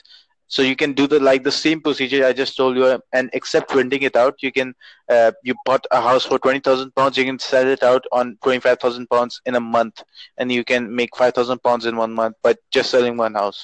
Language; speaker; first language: English; non-native, local second language; Urdu